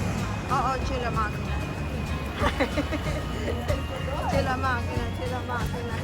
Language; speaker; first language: Italian; non-native, learner; Filipino